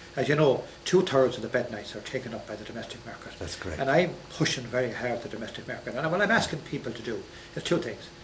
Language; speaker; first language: English; native; English